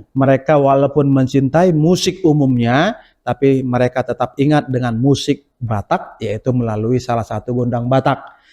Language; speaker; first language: Indonesian; native; Indonesian